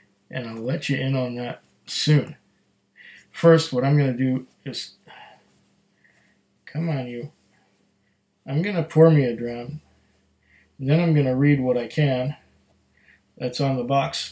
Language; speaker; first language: English; native; English